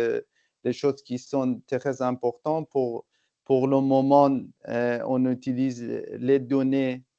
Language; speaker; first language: French; non-native, fluent; Persian